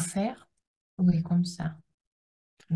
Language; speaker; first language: French; non-native, learner; Russian